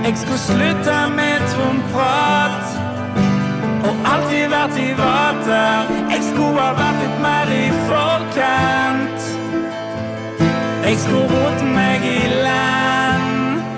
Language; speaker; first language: Swedish; native; Swedish